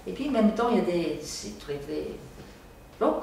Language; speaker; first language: French; non-native, learner; Japanese